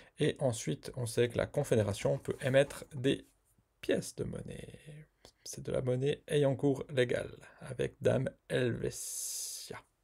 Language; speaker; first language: French; native; French